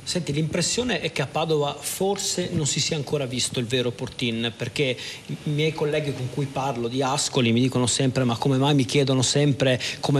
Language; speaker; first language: Italian; native; Italian